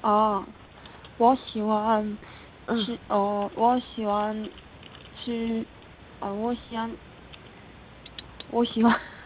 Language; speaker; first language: Chinese; non-native, learner; Korean